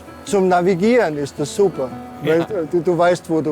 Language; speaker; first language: German; non-native, local second language; Hungarian